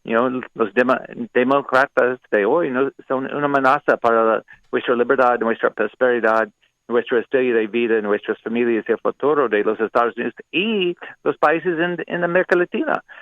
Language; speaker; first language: Spanish; non-native, learner; English